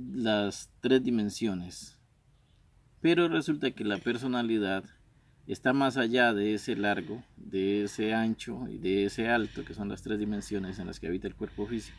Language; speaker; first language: Spanish; native; Spanish